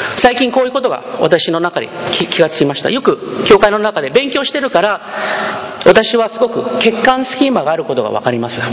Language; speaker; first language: Japanese; early bilingual, heritage; Japanese